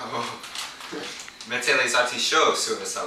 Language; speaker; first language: French; non-native, learner; English